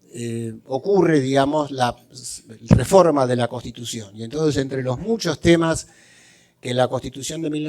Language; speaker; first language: Spanish; native; Spanish